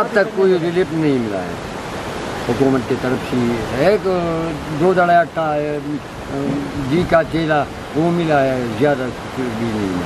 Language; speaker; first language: Hindi; non-native, local second language; Pashto